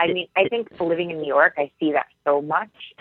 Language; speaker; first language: English; native; English